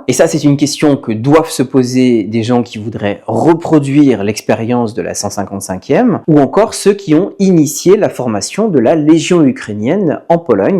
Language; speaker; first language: French; native; French